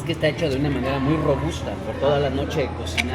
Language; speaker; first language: Spanish; native; Spanish